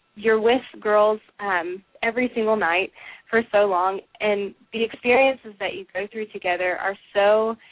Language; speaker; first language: English; native; English